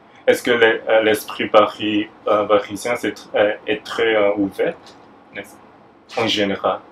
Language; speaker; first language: French; non-native, fluent; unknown